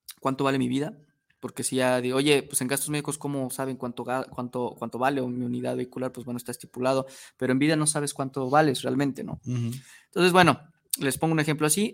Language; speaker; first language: Spanish; native; Spanish